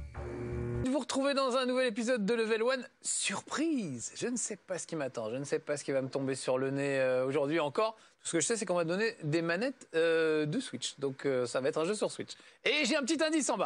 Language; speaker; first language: French; native; French